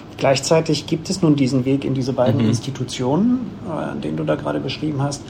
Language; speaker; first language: German; native; German